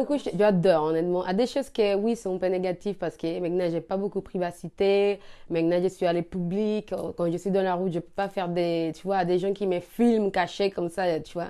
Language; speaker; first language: French; non-native, learner; Spanish